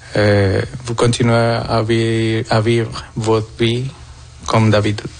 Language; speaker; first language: French; non-native, fluent; Spanish